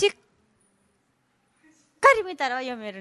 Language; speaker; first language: Japanese; non-native, learner; Nepali